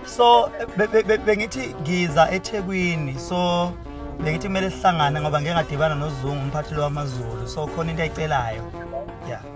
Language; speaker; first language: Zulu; native; Zulu